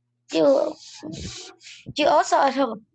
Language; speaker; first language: English; non-native, learner; Vietnamese